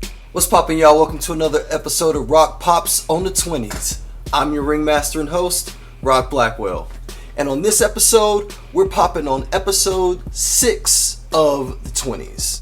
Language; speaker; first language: English; native; English